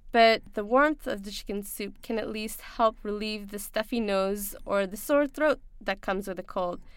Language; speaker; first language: English; non-native, local second language; Urdu